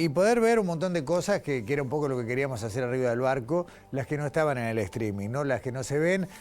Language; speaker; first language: Spanish; native; Spanish